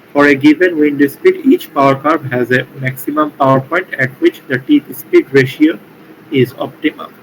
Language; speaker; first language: English; non-native, local second language; Bangla